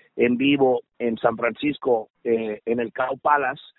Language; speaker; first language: Spanish; early bilingual, heritage; Spanish